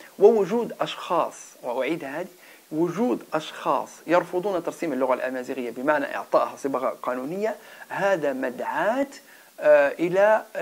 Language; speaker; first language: Arabic; non-native, local second language; Berber languages